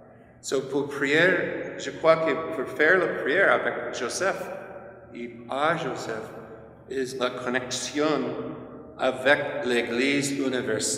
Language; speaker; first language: French; non-native, fluent; English